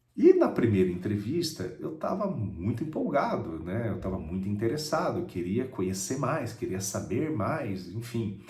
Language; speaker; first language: Portuguese; native; Portuguese